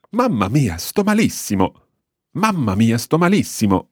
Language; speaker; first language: Italian; non-native, fluent; English